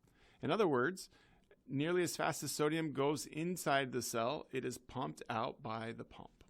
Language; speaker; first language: English; native; English